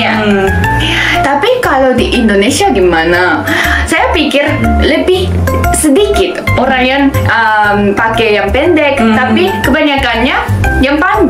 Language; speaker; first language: Indonesian; non-native, learner; Japanese